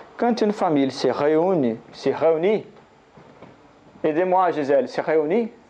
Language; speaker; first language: French; non-native, learner; Portuguese